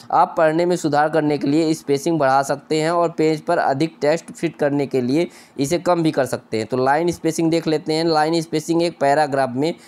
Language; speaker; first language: Hindi; native; Hindi